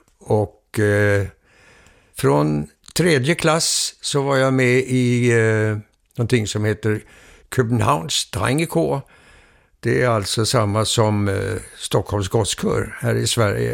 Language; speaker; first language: Swedish; early bilingual, heritage; Swedish